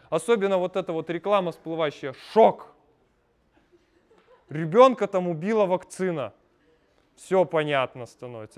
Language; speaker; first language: Russian; native; Russian